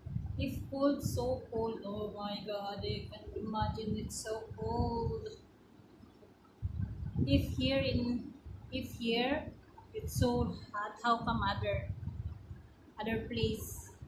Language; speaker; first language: English; non-native, learner; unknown